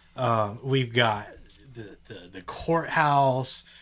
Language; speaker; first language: English; native; English